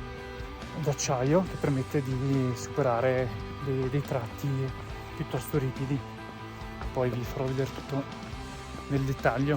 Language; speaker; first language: Italian; native; Italian